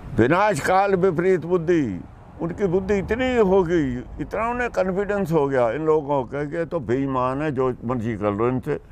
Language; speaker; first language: Hindi; non-native, local second language; Punjabi